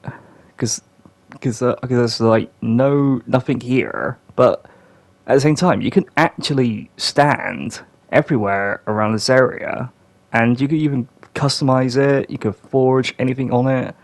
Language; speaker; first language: English; native; English